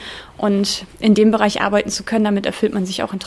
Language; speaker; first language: German; native; German